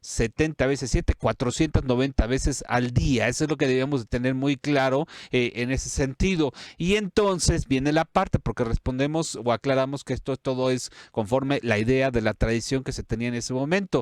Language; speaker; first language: Spanish; native; Spanish